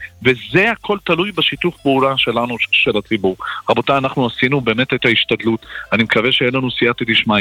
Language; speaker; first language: Hebrew; native; Hebrew